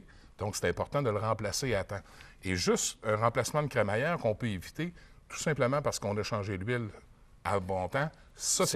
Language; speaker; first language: French; native; French